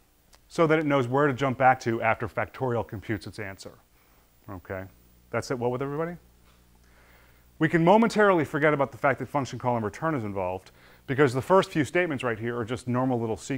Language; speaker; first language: English; native; English